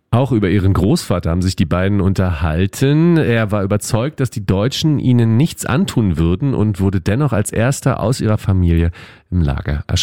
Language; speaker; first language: German; native; German